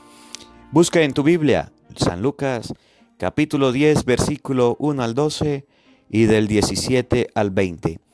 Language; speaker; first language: Spanish; native; Spanish